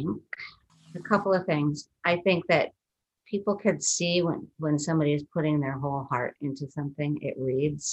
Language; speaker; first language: English; native; English